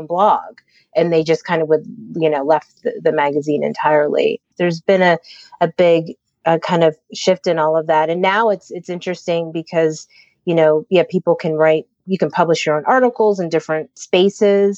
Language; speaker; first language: English; native; English